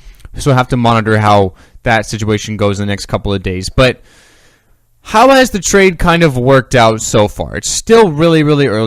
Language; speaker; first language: English; native; English